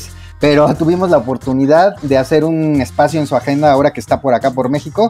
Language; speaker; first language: Spanish; native; Spanish